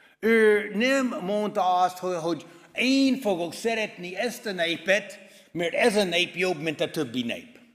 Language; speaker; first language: Hungarian; non-native, fluent; English